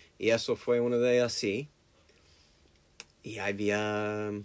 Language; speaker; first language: Spanish; non-native, learner; English